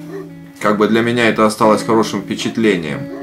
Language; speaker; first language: Russian; non-native, local second language; Ukrainian